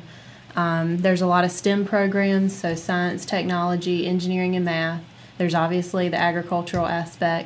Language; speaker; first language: English; native; English